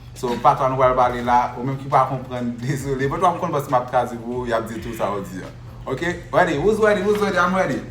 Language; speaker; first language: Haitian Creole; native; Haitian Creole